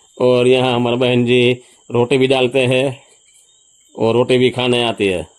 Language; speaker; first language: Hindi; non-native, local second language; Gujarati